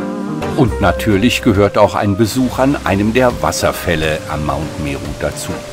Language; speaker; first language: German; native; German